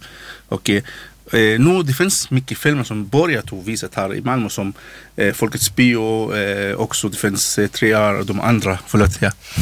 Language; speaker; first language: Swedish; non-native, learner; Arabic